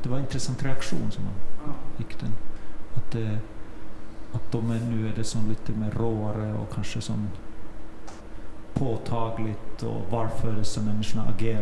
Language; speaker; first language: Swedish; non-native, fluent; Finnish